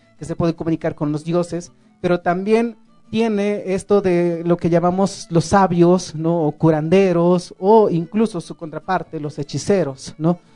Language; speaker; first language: Spanish; non-native, local second language; Tzotzil